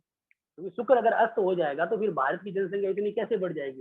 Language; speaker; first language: Hindi; native; Hindi